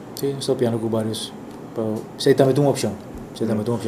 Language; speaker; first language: Italian; non-native, learner; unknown